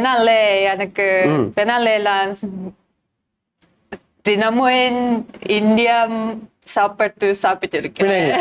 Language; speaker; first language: Tamil; non-native, learner; Japanese